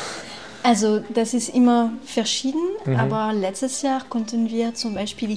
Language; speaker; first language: German; non-native, fluent; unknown